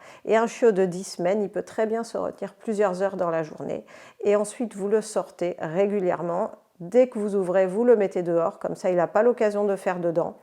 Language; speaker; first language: French; native; French